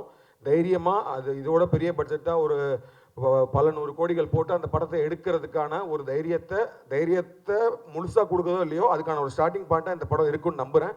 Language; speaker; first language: Tamil; native; Tamil